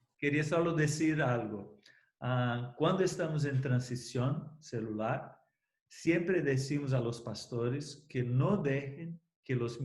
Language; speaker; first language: Spanish; non-native, fluent; Portuguese